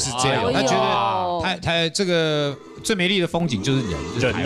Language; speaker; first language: Chinese; native; Chinese